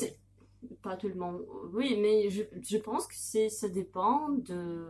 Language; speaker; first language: French; non-native, learner; Russian